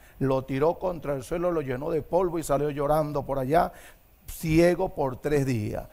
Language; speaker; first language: Spanish; native; Spanish